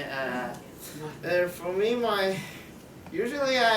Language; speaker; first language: English; non-native, learner; Chinese